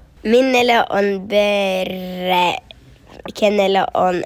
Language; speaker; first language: Finnish; early bilingual, heritage; Finnish